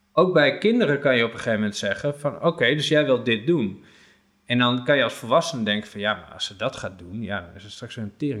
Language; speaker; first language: Dutch; native; Dutch